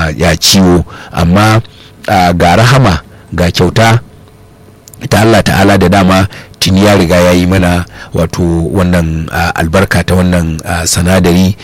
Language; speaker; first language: Hausa; native; Hausa